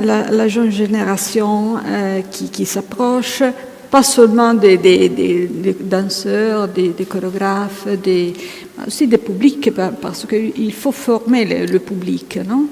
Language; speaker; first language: French; non-native, fluent; Italian